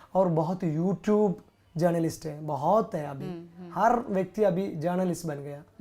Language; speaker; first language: Hindi; non-native, local second language; Malayalam